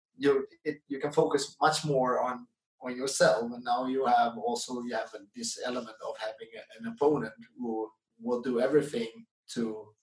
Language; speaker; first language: English; non-native, fluent; Dutch